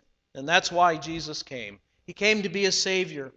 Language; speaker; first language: English; native; English